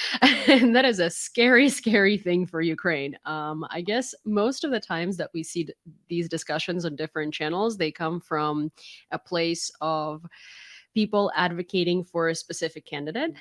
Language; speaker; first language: English; non-native, fluent; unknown